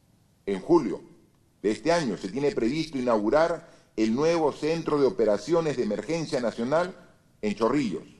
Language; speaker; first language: Spanish; native; Spanish